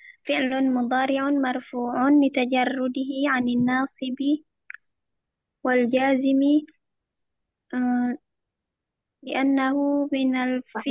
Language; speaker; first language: Arabic; non-native, learner; Indonesian